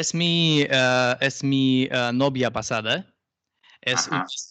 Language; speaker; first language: Spanish; non-native, learner; Russian